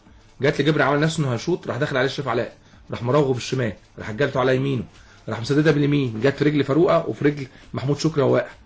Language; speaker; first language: Arabic; native; Arabic